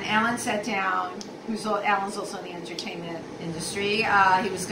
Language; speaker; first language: English; native; English